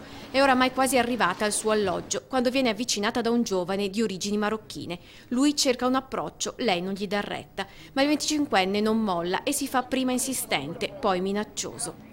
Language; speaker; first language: Italian; native; Italian